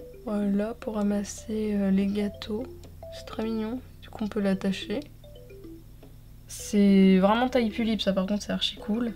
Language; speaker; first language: French; native; French